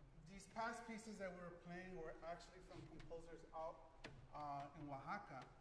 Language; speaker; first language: English; early bilingual, other home language; Spanish